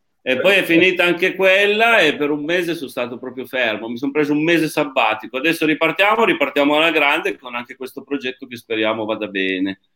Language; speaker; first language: Italian; native; Italian